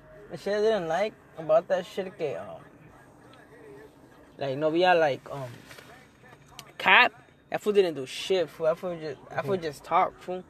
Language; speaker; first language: English; early bilingual, other home language; Spanish